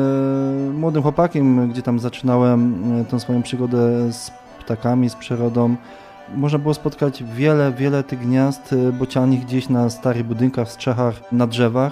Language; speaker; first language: Polish; native; Polish